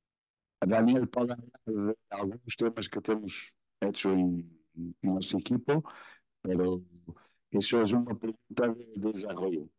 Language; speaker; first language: Spanish; non-native, fluent; Portuguese